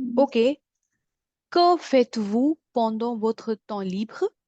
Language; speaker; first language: French; non-native, fluent; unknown